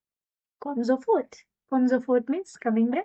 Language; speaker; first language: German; non-native, fluent; Hindi